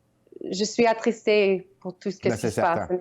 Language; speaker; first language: French; non-native, learner; Ukrainian